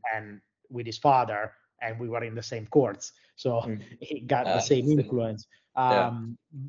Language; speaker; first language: English; non-native, fluent; Italian